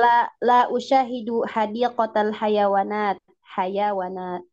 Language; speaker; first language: Arabic; non-native, learner; Indonesian